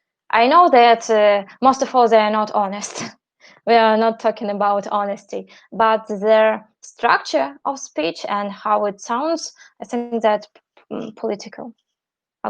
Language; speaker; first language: English; non-native, fluent; Russian